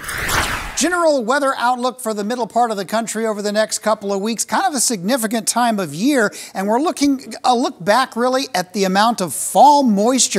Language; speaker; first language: English; native; English